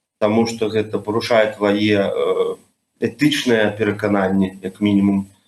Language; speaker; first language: Belarusian; non-native, local second language; Russian